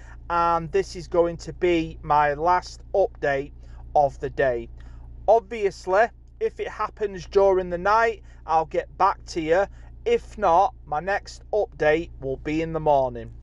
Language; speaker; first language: English; native; English